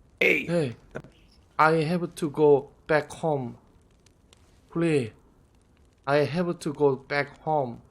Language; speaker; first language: English; non-native, learner; Korean